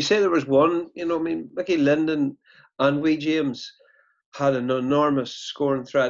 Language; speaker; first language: English; native; English